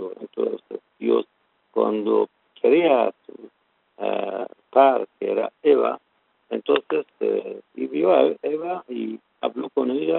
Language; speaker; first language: Spanish; non-native, learner; Persian